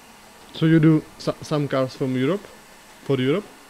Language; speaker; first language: English; non-native, learner; Czech